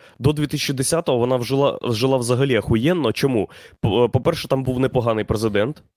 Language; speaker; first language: Ukrainian; native; Ukrainian